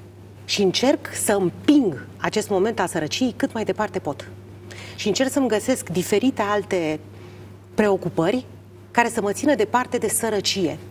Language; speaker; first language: Romanian; native; Romanian